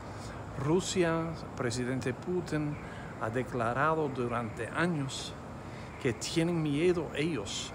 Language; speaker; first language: Spanish; non-native, fluent; English